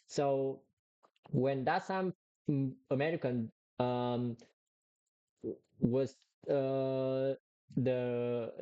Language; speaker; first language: English; non-native, learner; Vietnamese